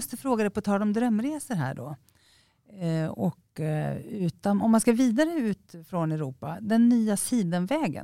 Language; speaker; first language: Swedish; native; Swedish